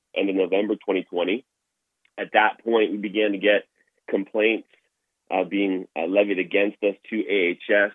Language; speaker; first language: English; native; English